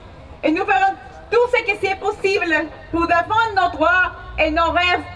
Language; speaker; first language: French; non-native, fluent; Spanish